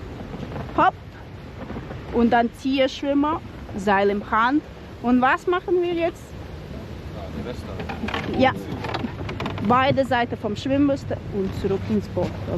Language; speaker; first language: German; non-native, learner; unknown